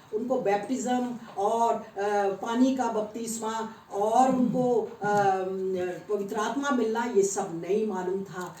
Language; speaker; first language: Hindi; native; Hindi